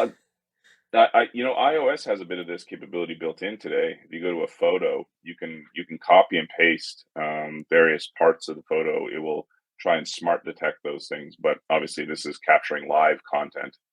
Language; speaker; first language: English; native; English